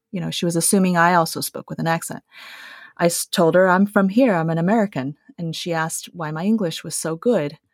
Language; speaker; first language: English; early bilingual, other home language; Chinese